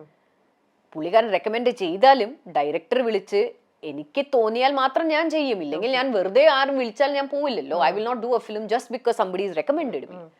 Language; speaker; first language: Malayalam; early bilingual, heritage; Malayalam